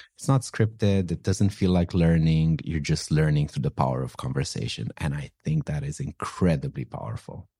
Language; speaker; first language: English; non-native, fluent; Romanian